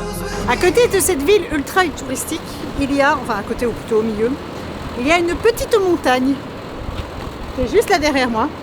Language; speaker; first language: French; native; French